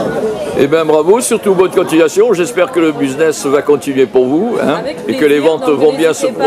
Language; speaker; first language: French; native; French